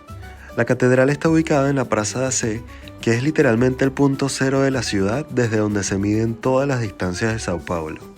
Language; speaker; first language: Spanish; native; Spanish